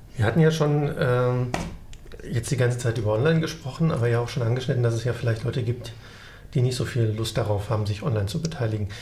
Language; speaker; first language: German; native; German